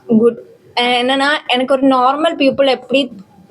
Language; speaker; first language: Tamil; non-native, learner; Malayalam